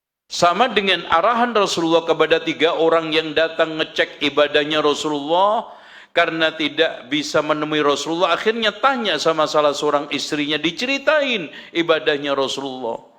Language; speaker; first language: Indonesian; native; Indonesian